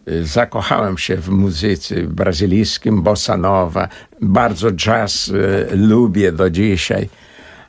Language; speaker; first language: Polish; early bilingual, heritage; Portuguese